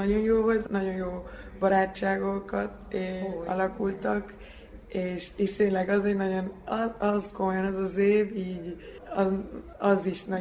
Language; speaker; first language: Hungarian; early bilingual, heritage; Hungarian